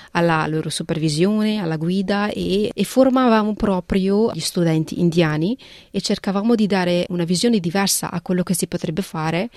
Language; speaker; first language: Italian; early bilingual, other home language; Punjabi